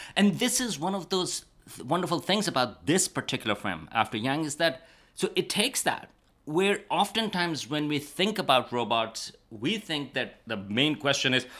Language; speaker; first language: English; non-native, local second language; Urdu